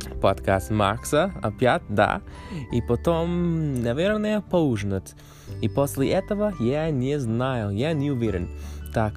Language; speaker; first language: Russian; non-native, learner; English